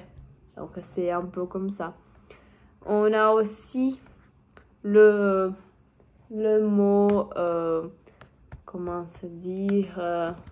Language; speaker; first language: French; non-native, learner; Portuguese